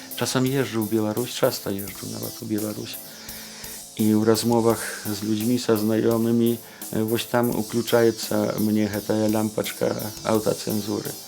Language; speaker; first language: Belarusian; native; Belarusian